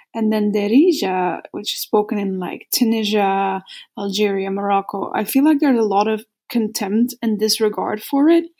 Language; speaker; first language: English; non-native, fluent; Dutch